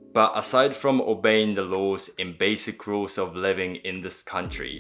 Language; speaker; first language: English; early bilingual, other home language; Japanese